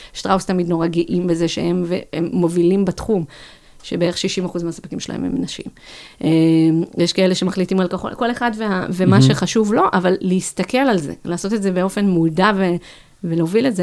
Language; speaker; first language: Hebrew; native; Hebrew